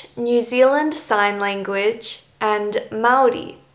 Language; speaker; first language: English; native; English